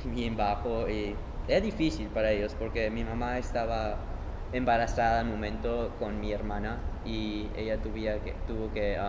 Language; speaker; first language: Spanish; early bilingual, heritage; Spanish